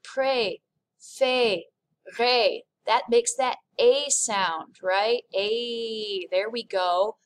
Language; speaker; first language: English; native; English